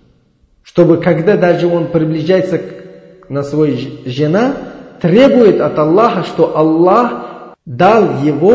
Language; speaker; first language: Russian; non-native, learner; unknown